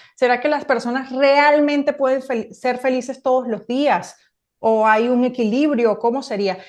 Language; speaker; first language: Spanish; native; Spanish